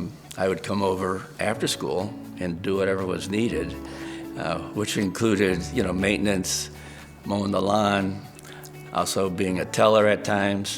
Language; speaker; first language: English; native; English